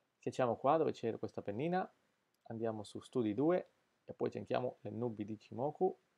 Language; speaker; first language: Italian; non-native, fluent; Spanish